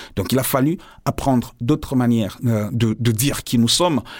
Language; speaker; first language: French; non-native, local second language; Lingala